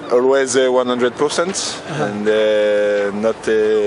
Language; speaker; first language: English; non-native, learner; French